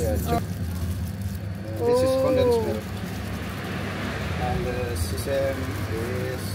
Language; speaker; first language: English; non-native, learner; Indonesian